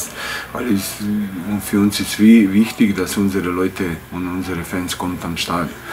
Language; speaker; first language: German; non-native, fluent; Bosnian